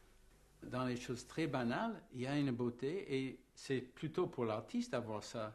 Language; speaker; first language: French; non-native, fluent; English